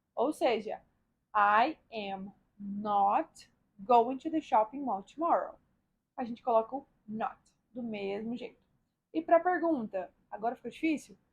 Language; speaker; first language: Portuguese; native; Portuguese